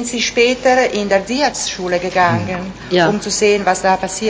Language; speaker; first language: German; non-native, fluent; Italian